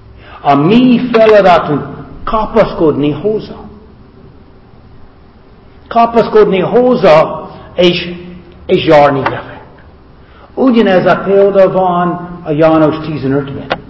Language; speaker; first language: Hungarian; non-native, fluent; English